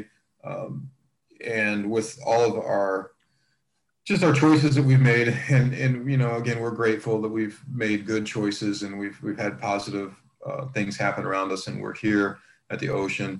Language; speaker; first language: English; native; English